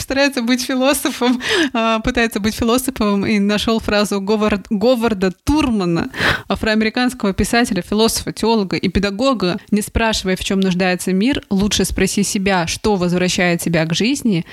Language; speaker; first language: Russian; native; Russian